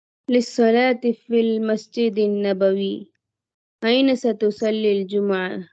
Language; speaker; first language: Arabic; non-native, learner; Tamil